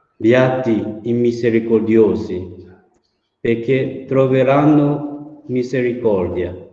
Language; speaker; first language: Italian; non-native, fluent; Burmese